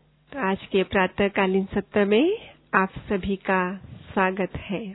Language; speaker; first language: Hindi; native; Hindi